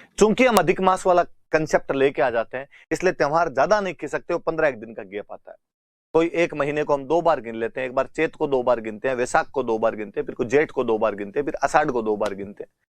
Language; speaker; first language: Hindi; native; Hindi